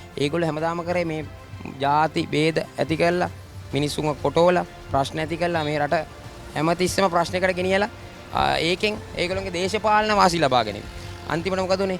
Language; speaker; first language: Sinhala; native; Sinhala